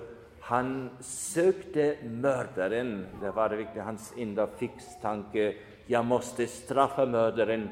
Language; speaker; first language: Swedish; non-native, fluent; German